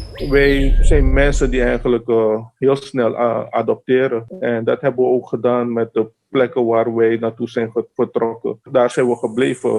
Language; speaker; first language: Dutch; non-native, local second language; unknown